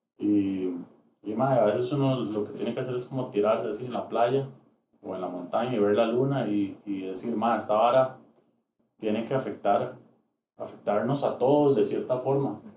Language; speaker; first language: Spanish; native; Spanish